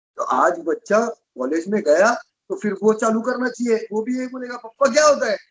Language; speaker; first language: Hindi; non-native, local second language; Marathi